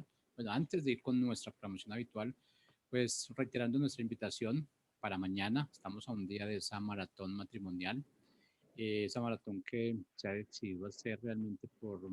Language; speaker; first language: Spanish; native; Spanish